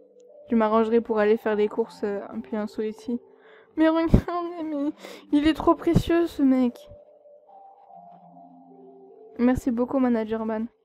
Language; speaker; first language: French; native; French